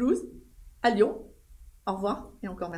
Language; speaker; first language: French; native; French